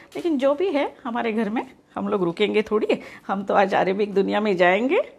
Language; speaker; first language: Hindi; non-native, local second language; Marathi